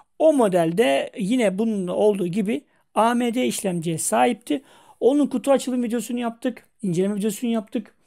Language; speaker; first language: Turkish; native; Turkish